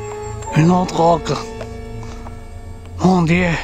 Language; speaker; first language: French; non-native, learner; English